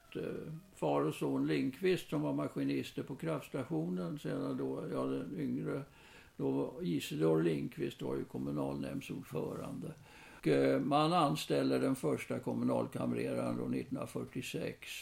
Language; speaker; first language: Swedish; native; Swedish